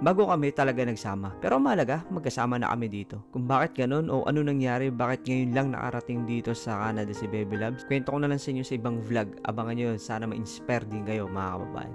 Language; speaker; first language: Filipino; native; Filipino